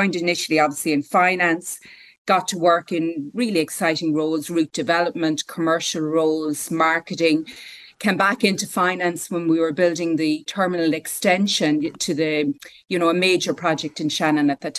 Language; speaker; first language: English; native; English